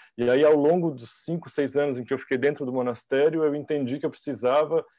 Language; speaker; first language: Portuguese; native; Portuguese